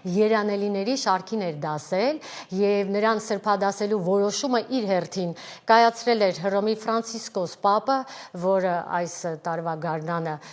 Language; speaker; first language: Armenian; native; Armenian